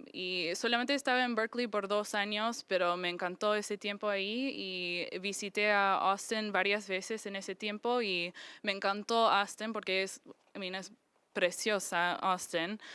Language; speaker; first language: Spanish; early bilingual, heritage; English